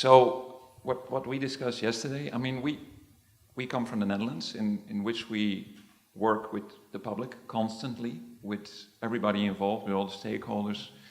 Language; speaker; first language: English; non-native, fluent; Dutch